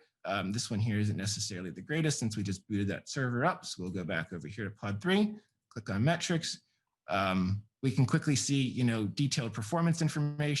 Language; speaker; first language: English; native; English